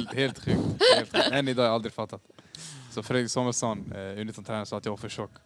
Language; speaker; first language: Swedish; early bilingual, other home language; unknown